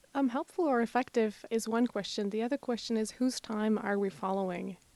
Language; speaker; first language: English; non-native, fluent; Slovak